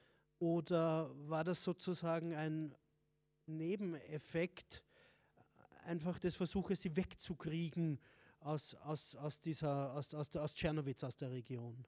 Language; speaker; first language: German; native; German